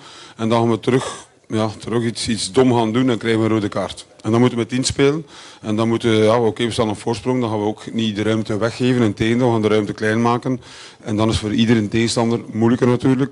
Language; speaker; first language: Dutch; native; Dutch